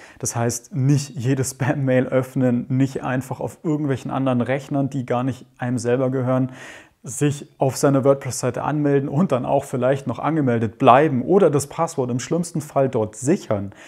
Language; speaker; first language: German; native; German